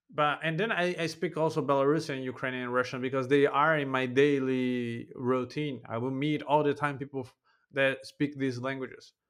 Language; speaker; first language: English; non-native, fluent; Portuguese